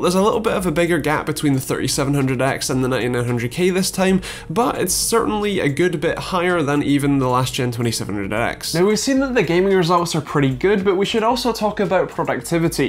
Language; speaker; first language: English; native; English